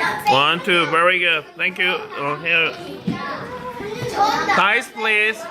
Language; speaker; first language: English; non-native, fluent; Korean